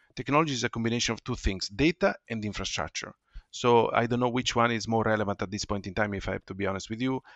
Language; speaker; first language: English; non-native, fluent; Italian